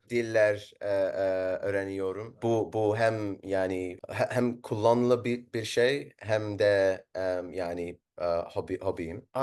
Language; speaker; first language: Turkish; non-native, learner; Arabic